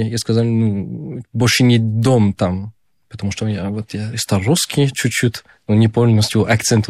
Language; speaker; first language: Russian; non-native, fluent; French